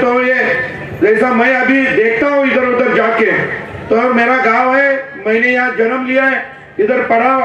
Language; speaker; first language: Hindi; non-native, local second language; Marathi